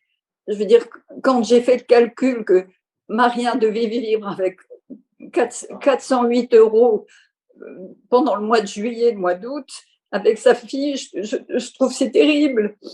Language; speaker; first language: French; non-native, fluent; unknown